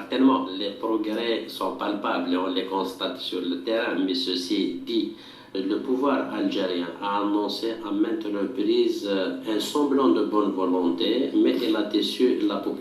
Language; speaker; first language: French; non-native, local second language; Kabyle